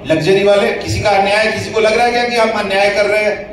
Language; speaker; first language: Hindi; non-native, local second language; Marathi